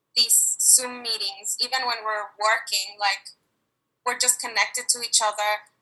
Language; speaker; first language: English; non-native, fluent; Spanish